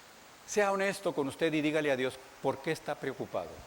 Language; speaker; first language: Spanish; native; Spanish